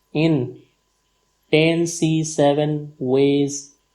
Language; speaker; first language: English; non-native, local second language; Nepali